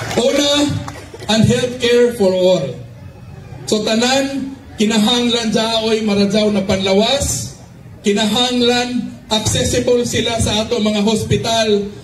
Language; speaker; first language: Cebuano; non-native, local second language; Surigaonon